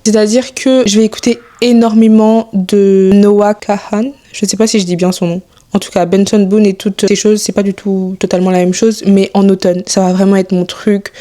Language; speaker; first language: French; early bilingual, other home language; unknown